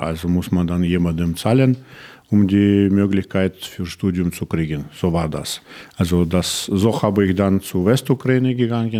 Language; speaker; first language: German; non-native, learner; Russian